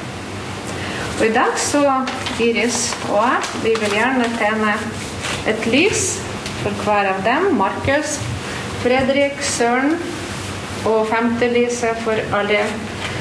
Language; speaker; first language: Norwegian; non-native, fluent; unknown